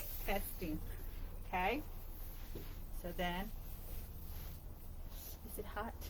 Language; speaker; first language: English; native; English